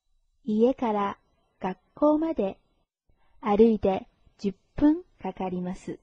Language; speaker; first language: Japanese; non-native, fluent; Chinese